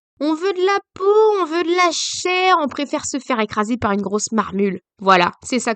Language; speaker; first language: French; native; French